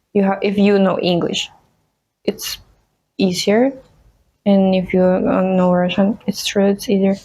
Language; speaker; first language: English; non-native, fluent; Spanish